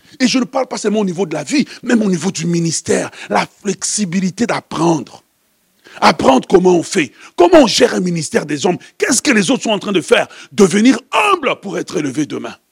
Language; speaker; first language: French; non-native, local second language; Lingala